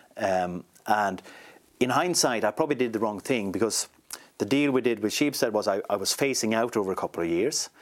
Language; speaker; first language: English; non-native, fluent; Swedish